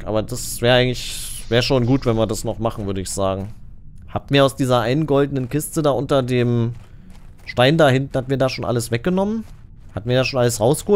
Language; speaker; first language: German; native; German